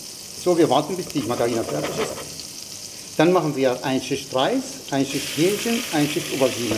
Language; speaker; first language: German; non-native, fluent; Arabic